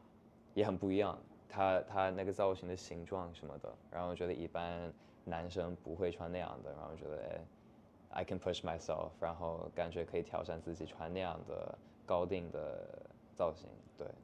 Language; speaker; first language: Chinese; non-native, fluent; English